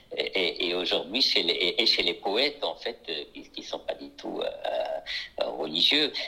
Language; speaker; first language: French; non-native, local second language; Arabic